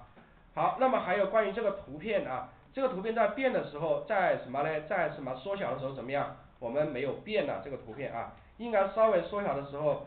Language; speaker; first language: Chinese; native; Chinese